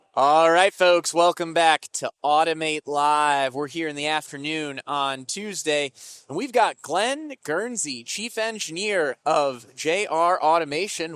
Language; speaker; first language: English; native; English